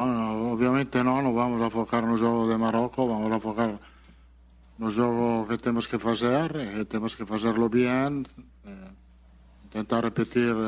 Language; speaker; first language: Portuguese; non-native, fluent; Italian